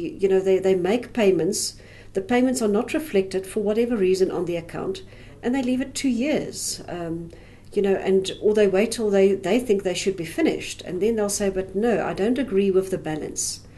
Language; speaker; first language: English; native; English